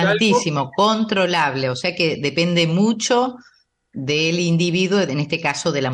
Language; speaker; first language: Spanish; native; Spanish